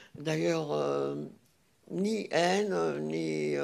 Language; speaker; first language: French; non-native, fluent; Hungarian